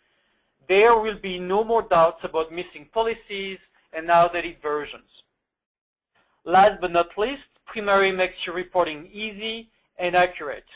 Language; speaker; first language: English; non-native, fluent; French